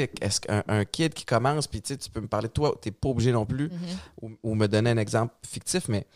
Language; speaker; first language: French; native; French